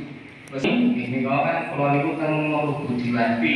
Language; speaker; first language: Indonesian; non-native, local second language; Javanese